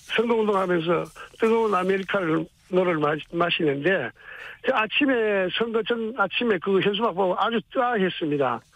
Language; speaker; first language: Korean; native; Korean